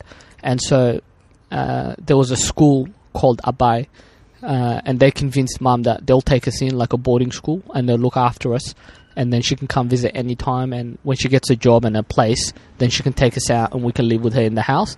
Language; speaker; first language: English; early bilingual, other home language; Arabic